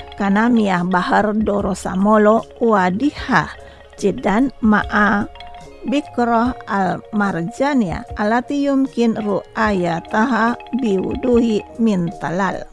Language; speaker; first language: Arabic; non-native, fluent; Indonesian